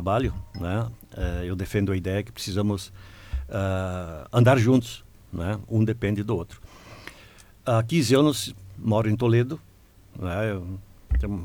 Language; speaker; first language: Portuguese; native; Portuguese